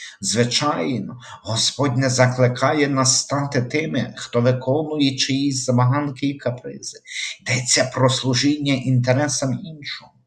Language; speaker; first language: Ukrainian; native; Ukrainian